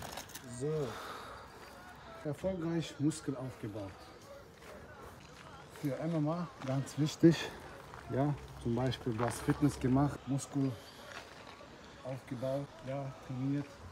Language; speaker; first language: German; non-native, learner; Chechen